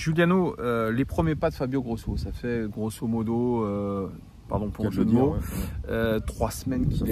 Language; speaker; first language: French; native; French